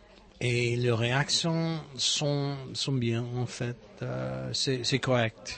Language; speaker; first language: French; non-native, learner; English